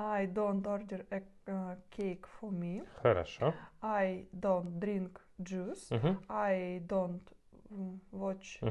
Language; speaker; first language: English; non-native, learner; Russian